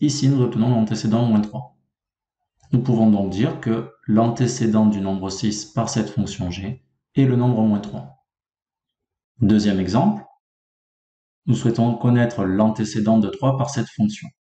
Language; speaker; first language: French; native; French